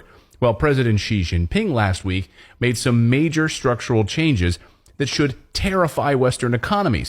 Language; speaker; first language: English; native; English